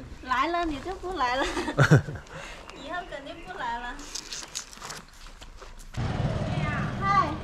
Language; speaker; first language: Chinese; non-native, local second language; Hakka Chinese